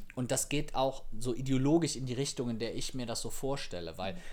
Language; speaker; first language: German; native; German